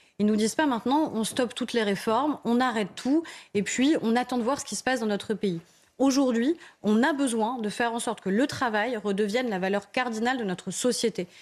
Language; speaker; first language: French; native; French